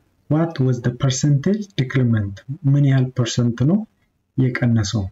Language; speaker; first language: English; non-native, local second language; Amharic